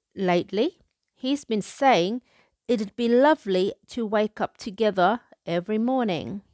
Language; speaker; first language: English; non-native, fluent; Thai